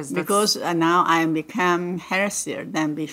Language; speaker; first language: English; non-native, learner; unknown